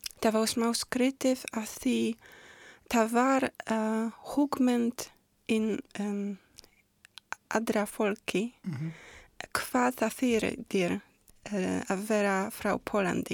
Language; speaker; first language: Icelandic; non-native, learner; Polish